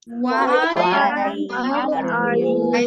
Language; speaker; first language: English; non-native, learner; Indonesian